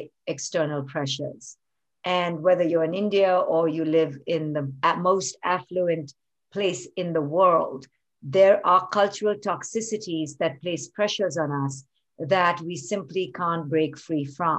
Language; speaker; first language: English; non-native, local second language; Hindi